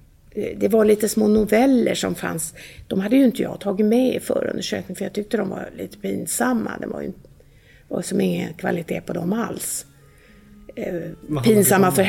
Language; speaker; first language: Swedish; native; Swedish